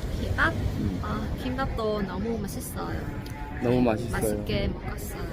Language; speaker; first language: Korean; non-native, learner; Vietnamese